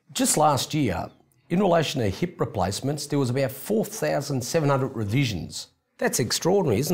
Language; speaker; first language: English; native; English